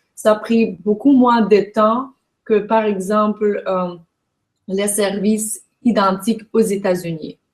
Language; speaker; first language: French; non-native, fluent; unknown